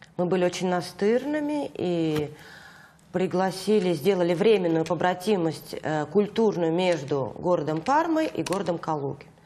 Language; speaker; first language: Russian; native; Russian